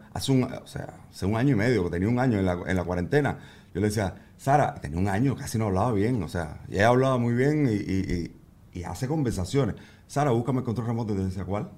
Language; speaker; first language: Spanish; native; Spanish